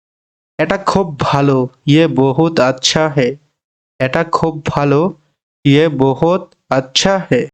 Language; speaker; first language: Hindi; non-native, fluent; Bangla